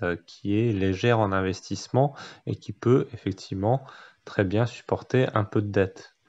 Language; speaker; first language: French; native; French